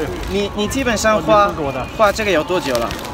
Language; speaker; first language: Chinese; non-native, fluent; Arabic